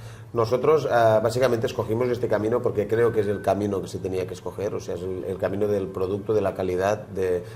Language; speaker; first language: Spanish; native; Spanish